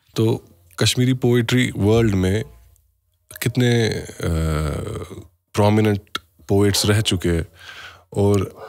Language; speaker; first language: Hindi; non-native, local second language; Kashmiri